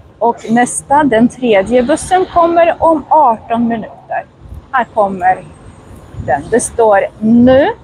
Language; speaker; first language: Swedish; non-native, fluent; Russian